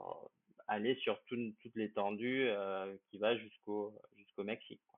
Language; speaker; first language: French; native; French